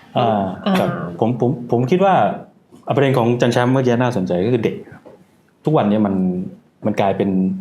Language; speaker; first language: Thai; native; Thai